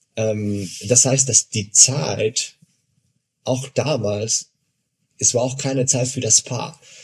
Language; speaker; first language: German; non-native, fluent; Spanish